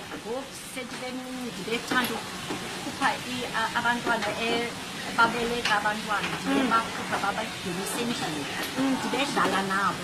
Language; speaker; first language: Xhosa; non-native, local second language; English